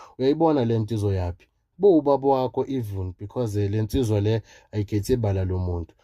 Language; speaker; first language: Zulu; native; Zulu